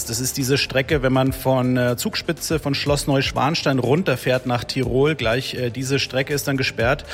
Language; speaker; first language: German; native; German